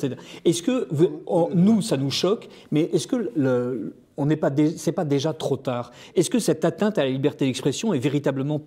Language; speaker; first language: French; native; French